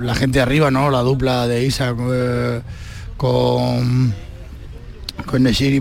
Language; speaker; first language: Spanish; native; Spanish